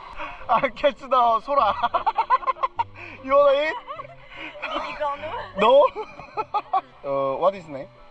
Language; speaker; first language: English; non-native, learner; Korean